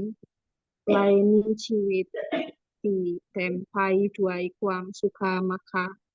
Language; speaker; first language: Thai; non-native, learner; Indonesian